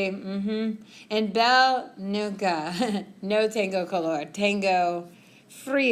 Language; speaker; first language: Spanish; non-native, fluent; English